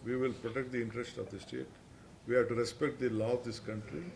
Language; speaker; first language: English; non-native, local second language; Kannada